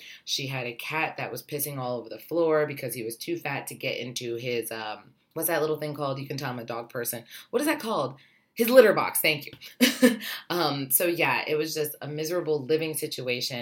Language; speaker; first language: English; native; English